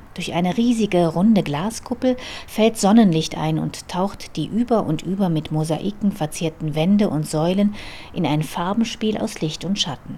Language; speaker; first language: German; native; German